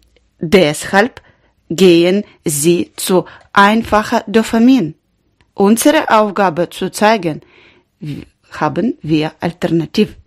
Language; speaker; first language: German; non-native, learner; Ukrainian